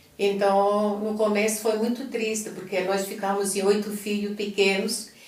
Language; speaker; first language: Portuguese; non-native, fluent; Italian